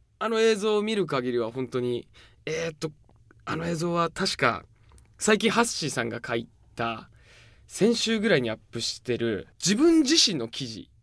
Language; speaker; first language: Japanese; native; Japanese